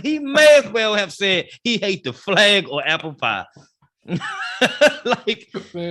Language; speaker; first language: English; native; English